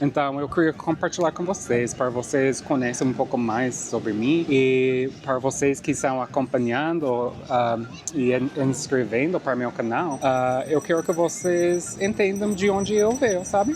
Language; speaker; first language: Portuguese; non-native, fluent; English